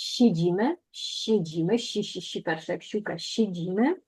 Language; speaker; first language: Polish; non-native, fluent; Ukrainian